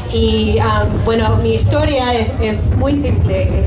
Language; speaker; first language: Spanish; early bilingual, heritage; Spanish